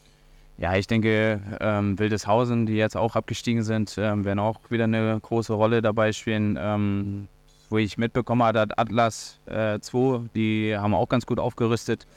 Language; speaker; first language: German; native; German